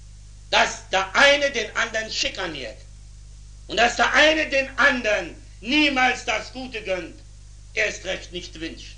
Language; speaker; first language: German; native; German